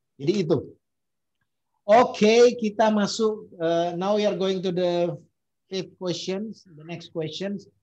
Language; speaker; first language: English; non-native, learner; Korean